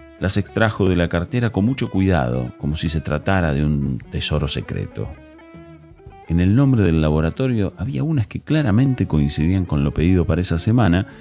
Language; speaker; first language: Spanish; native; Spanish